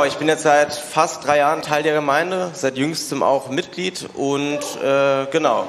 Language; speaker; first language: German; native; German